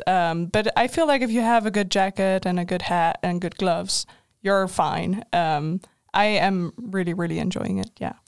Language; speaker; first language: English; non-native, fluent; Dutch